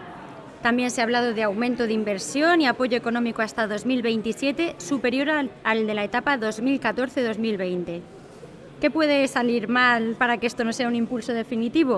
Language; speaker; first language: Spanish; native; Spanish